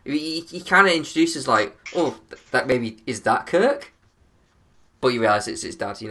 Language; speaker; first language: English; native; English